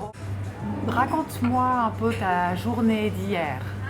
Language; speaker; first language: French; native; French